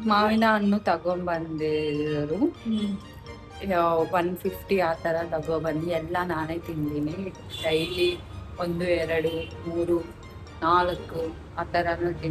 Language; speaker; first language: Kannada; non-native, learner; Telugu